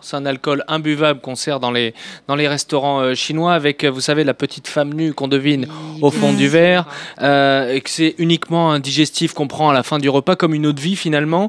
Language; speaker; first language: French; native; French